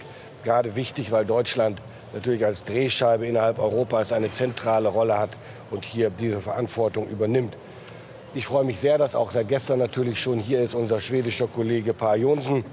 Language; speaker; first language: German; native; German